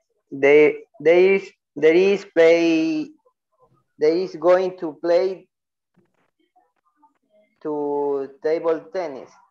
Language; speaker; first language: English; non-native, learner; Spanish